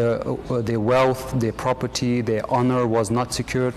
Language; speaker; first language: English; non-native, fluent; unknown